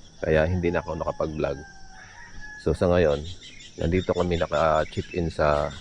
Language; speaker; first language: Filipino; native; Filipino